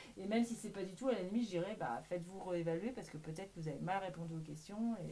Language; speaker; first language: French; native; French